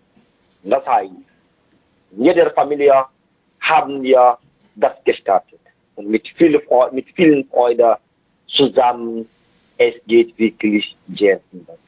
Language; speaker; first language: German; non-native, fluent; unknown